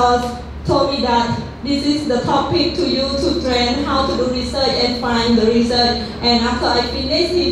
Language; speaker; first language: English; non-native, learner; Khmer